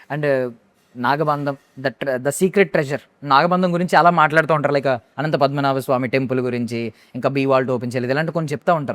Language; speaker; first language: Telugu; native; Telugu